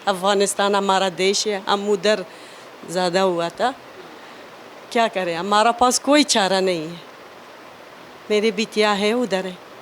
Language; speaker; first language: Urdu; non-native, learner; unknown